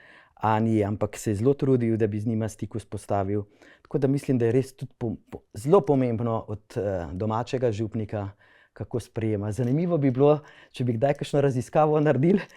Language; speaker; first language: Slovenian; native; Slovenian